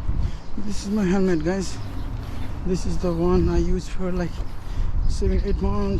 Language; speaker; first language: English; non-native, learner; Nepali